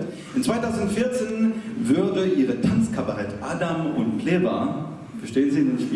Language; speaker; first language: German; non-native, fluent; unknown